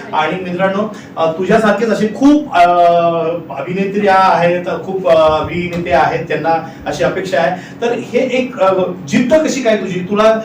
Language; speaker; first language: Marathi; native; Marathi